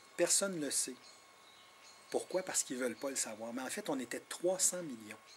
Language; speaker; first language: French; non-native, local second language; Innu-aimun